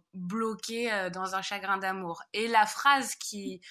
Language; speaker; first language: French; native; French